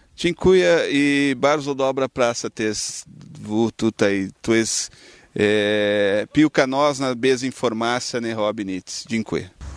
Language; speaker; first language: Polish; non-native, learner; Portuguese